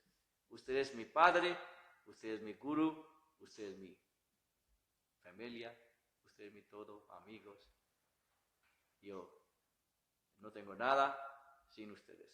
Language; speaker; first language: Spanish; non-native, learner; Bangla